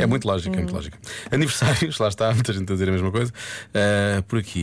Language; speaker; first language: Portuguese; native; Portuguese